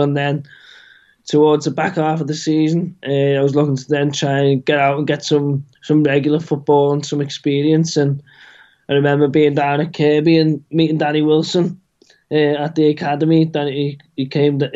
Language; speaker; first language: English; native; English